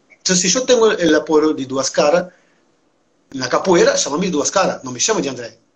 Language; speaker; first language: Spanish; non-native, fluent; Portuguese